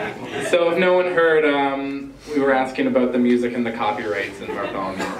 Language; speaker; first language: English; native; English